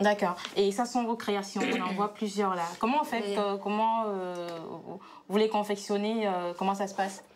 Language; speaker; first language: French; non-native, learner; English